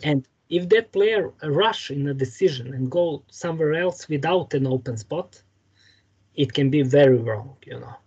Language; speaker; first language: English; non-native, fluent; Serbian